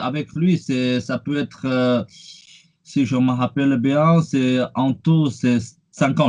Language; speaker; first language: French; non-native, fluent; Chinese